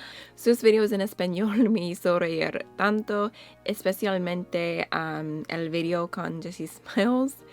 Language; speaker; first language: Spanish; non-native, learner; English